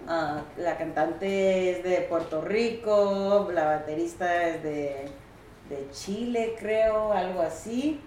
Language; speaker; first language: Spanish; early bilingual, heritage; Spanish